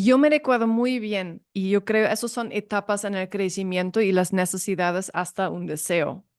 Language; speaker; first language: Spanish; non-native, fluent; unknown